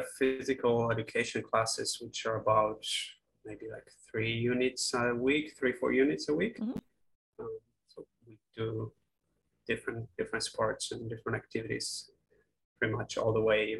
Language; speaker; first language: English; non-native, fluent; Polish